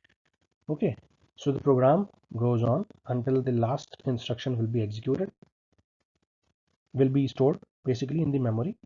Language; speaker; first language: English; non-native, local second language; Hindi